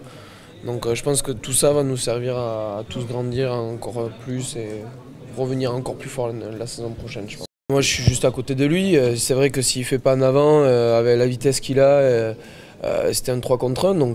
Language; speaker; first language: French; native; French